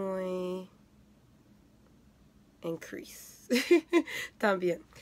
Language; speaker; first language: Spanish; non-native, learner; English